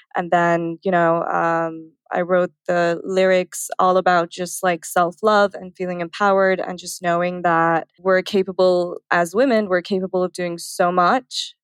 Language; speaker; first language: English; early bilingual, other home language; Arabic